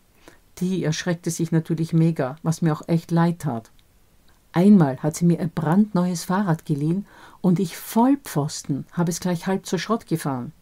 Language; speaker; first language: German; native; German